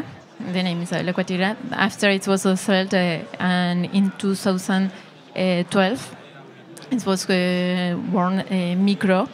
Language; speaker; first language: English; non-native, learner; Spanish